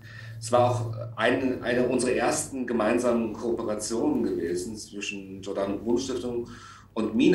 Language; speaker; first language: German; native; German